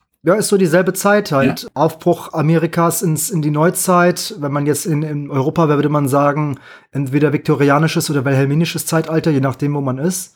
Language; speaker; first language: German; native; German